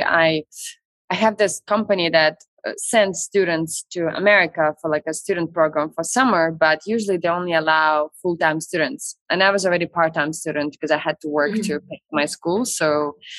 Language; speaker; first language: English; non-native, fluent; Russian